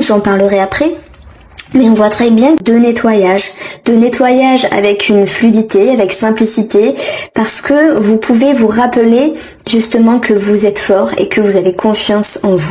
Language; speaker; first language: French; native; French